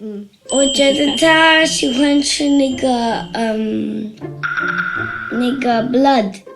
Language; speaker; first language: Chinese; non-native, learner; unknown